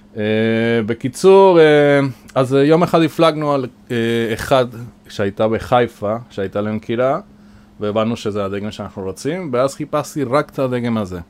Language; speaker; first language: Hebrew; non-native, fluent; Spanish